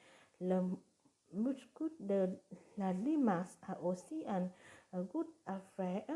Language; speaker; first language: French; non-native, learner; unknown